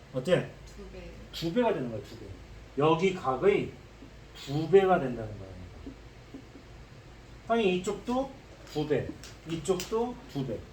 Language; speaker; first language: Korean; native; Korean